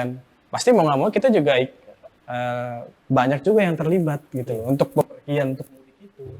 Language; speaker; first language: Indonesian; native; Indonesian